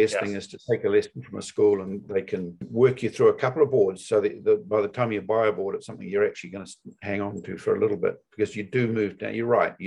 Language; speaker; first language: English; native; English